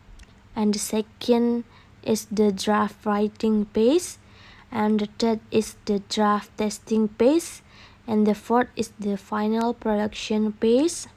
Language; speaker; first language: English; non-native, learner; Indonesian